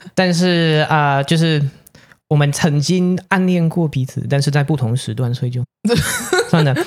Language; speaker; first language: Chinese; non-native, fluent; English